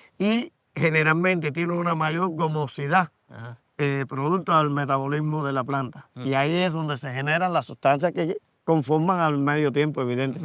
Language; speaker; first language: Spanish; native; Spanish